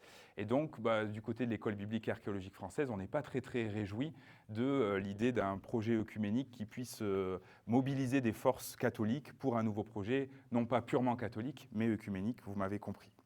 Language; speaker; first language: French; native; French